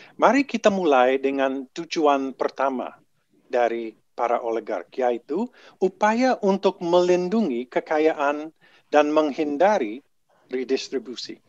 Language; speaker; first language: Indonesian; non-native, fluent; English